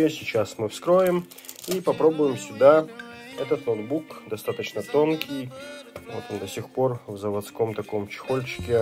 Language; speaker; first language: Russian; native; Russian